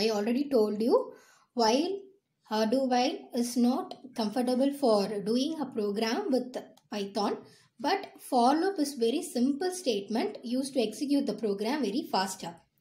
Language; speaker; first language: English; non-native, local second language; Tamil